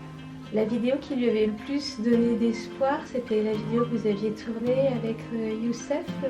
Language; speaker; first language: French; native; French